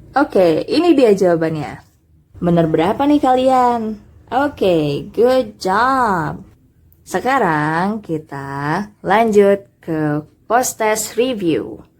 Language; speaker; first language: Indonesian; native; Indonesian